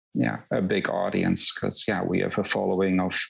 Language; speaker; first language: English; non-native, fluent; Dutch